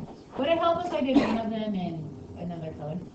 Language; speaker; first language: English; native; English